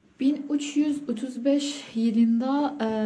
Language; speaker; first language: Turkish; non-native, learner; Persian